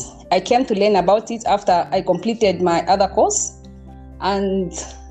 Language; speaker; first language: English; non-native, local second language; Bemba